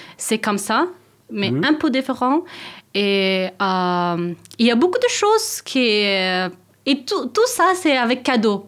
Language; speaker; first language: French; non-native, learner; Persian